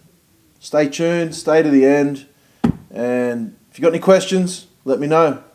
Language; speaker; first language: English; native; English